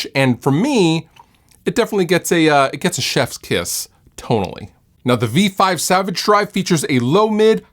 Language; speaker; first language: English; native; English